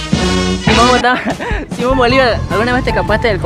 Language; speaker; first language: Spanish; native; Spanish